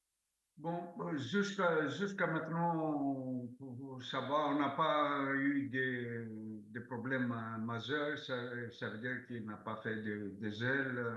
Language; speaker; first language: French; non-native, fluent; Greek